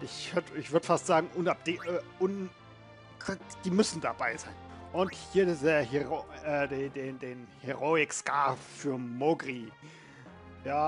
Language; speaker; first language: German; native; German